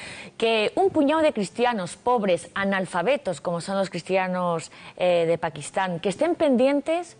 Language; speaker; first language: Spanish; native; Spanish